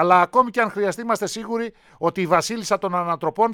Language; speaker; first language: Greek; native; Greek